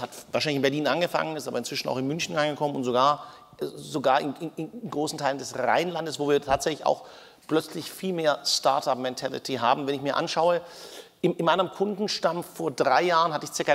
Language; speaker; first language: German; native; German